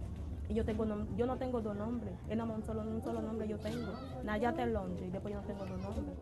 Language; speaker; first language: Spanish; non-native, local second language; Haitian Creole